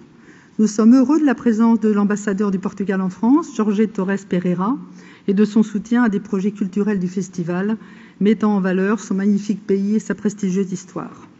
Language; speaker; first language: French; native; French